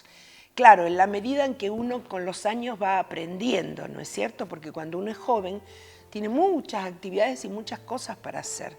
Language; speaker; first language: Spanish; native; Spanish